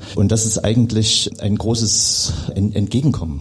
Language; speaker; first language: German; native; German